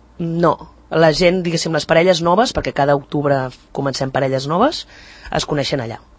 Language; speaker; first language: Catalan; native; Catalan